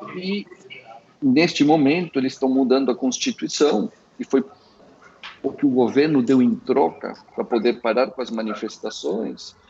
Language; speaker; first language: Portuguese; early bilingual, other home language; Spanish